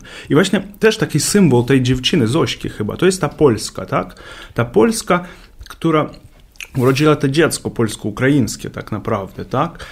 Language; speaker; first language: Polish; non-native, learner; Ukrainian